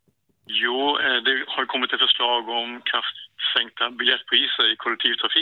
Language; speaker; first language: Swedish; native; Swedish